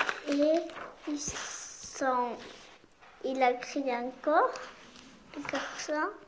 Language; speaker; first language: French; non-native, local second language; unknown